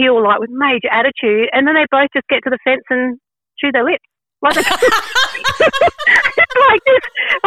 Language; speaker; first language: English; native; English